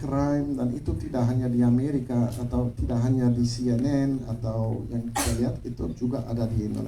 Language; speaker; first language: Indonesian; non-native, fluent; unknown